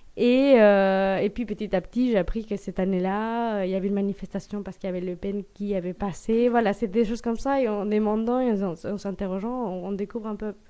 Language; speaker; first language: French; non-native, fluent; Spanish